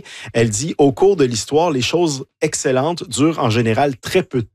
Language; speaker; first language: French; native; French